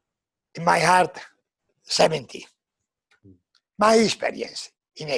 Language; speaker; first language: English; non-native, learner; Italian